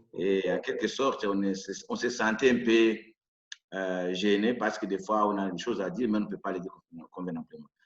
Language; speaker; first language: French; non-native, local second language; Rundi